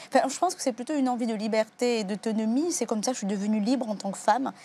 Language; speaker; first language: French; native; French